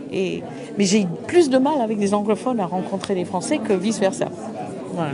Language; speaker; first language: French; non-native, fluent; English